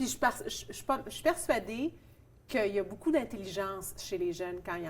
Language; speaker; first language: French; native; French